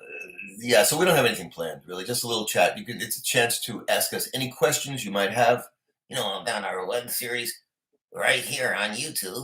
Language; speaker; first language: English; native; English